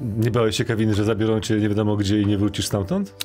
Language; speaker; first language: Polish; native; Polish